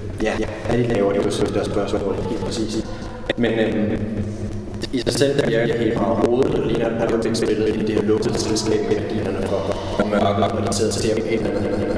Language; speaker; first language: Danish; native; Danish